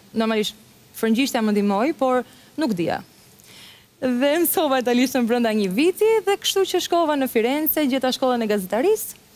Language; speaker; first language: Albanian; early bilingual, heritage; Albanian